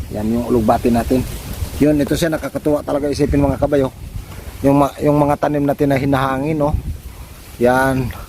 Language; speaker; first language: Filipino; non-native, local second language; Cebuano